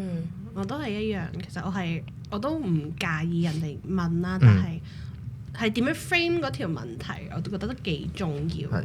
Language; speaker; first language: Cantonese; early bilingual, other home language; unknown